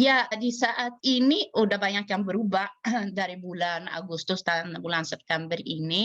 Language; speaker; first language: Indonesian; non-native, fluent; Swedish